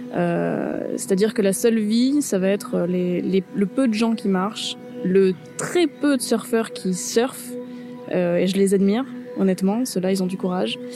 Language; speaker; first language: French; native; French